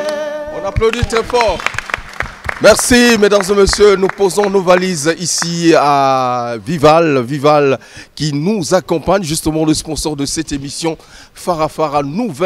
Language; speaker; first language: French; non-native, local second language; Lingala